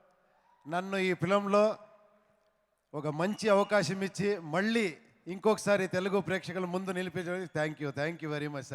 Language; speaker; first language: Telugu; non-native, fluent; Kannada